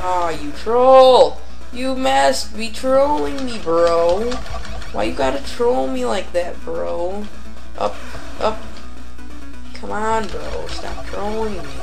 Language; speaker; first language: English; native; English